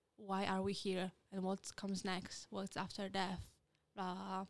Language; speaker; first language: English; non-native, fluent; Polish